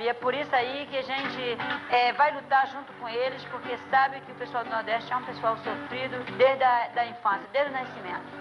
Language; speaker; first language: Portuguese; native; Portuguese